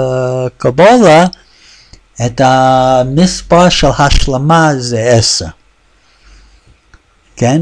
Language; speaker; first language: Hebrew; non-native, fluent; English